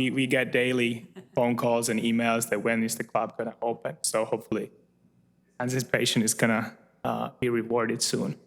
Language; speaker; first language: English; non-native, fluent; Finnish